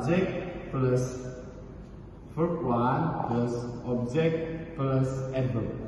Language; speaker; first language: English; non-native, learner; Indonesian